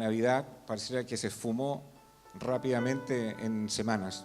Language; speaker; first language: Spanish; native; Spanish